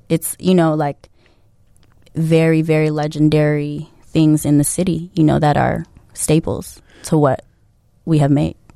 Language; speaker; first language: English; early bilingual, other home language; Filipino